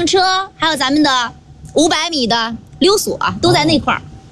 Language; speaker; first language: Chinese; native; Chinese